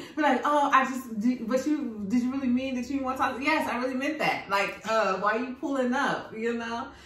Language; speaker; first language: English; native; English